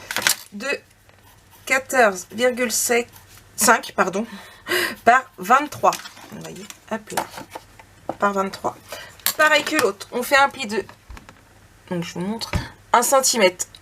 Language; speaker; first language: French; native; French